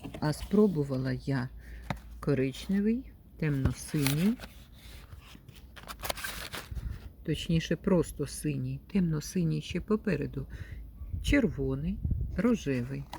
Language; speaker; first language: Ukrainian; native; Ukrainian